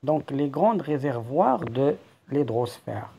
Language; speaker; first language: French; non-native, local second language; Arabic